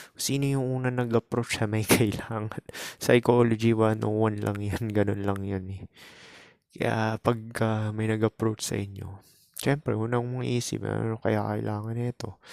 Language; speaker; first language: Filipino; native; Filipino